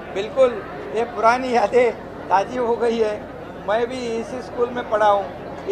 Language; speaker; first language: Hindi; non-native, local second language; Marathi